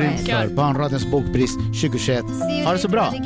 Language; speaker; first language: Swedish; native; Swedish